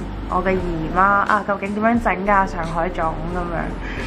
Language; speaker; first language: Cantonese; early bilingual, other home language; English